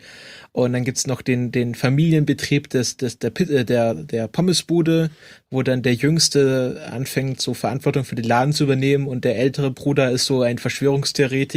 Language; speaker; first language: German; native; German